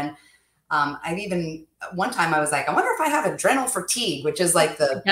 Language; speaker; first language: English; native; English